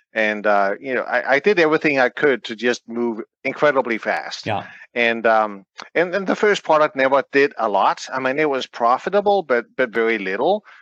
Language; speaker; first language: English; non-native, fluent; Danish